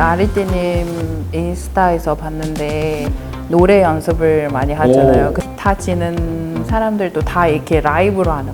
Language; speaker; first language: Korean; non-native, fluent; Mongolian